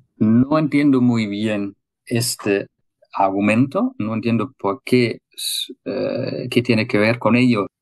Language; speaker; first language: Spanish; non-native, fluent; German